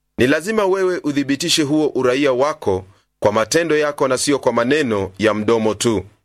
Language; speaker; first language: Swahili; non-native, local second language; Luyia